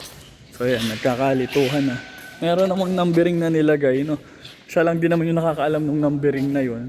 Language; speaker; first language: Filipino; native; Filipino